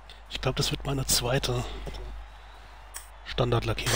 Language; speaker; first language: German; native; German